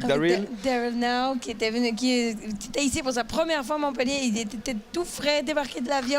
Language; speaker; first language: French; native; French